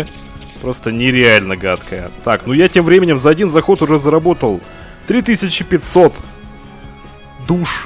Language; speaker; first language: Russian; native; Russian